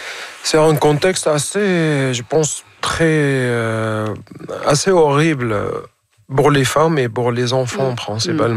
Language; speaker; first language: French; non-native, fluent; Arabic